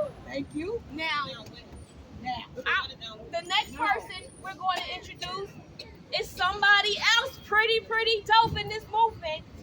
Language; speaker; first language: English; native; English